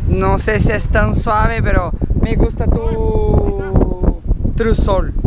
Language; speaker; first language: Portuguese; native; Portuguese